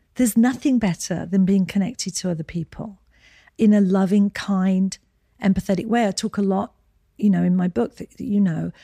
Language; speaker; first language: English; native; English